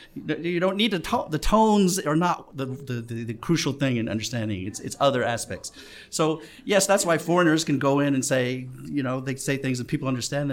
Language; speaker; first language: English; native; English